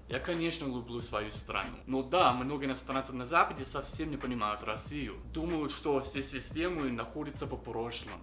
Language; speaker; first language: Russian; non-native, fluent; English